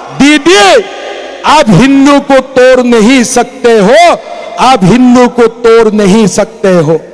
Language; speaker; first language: Hindi; non-native, local second language; Assamese